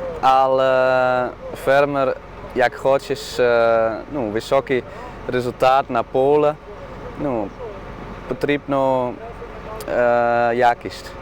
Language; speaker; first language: Ukrainian; non-native, learner; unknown